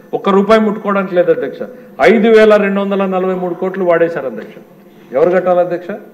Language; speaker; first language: Telugu; native; Telugu